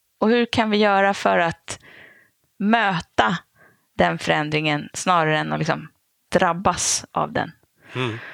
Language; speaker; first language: Swedish; native; Swedish